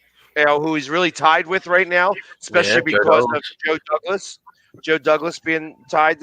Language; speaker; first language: English; native; English